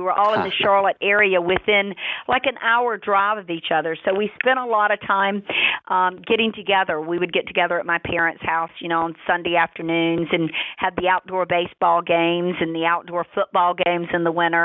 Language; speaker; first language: English; native; English